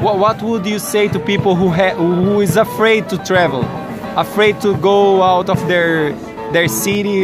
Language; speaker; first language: English; non-native, learner; Portuguese